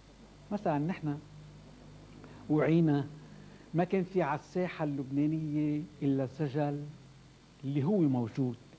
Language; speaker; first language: Arabic; native; Arabic